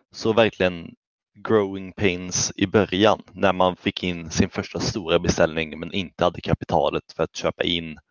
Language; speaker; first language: Swedish; native; Swedish